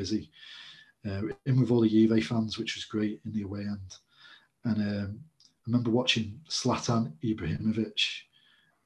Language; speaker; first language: English; native; English